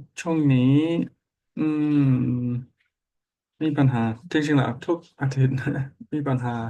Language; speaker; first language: Thai; non-native, learner; English